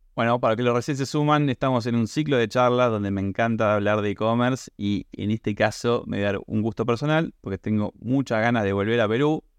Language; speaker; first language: Spanish; native; Spanish